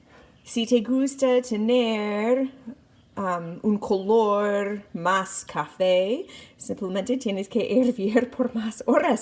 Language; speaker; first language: Spanish; non-native, fluent; English